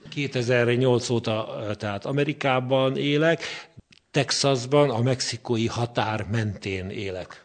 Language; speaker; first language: Hungarian; native; Hungarian